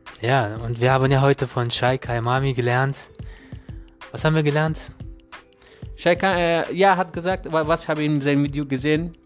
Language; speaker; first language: German; non-native, learner; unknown